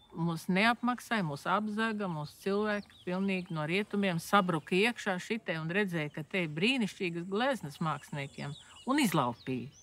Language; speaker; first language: Latvian; native; Latvian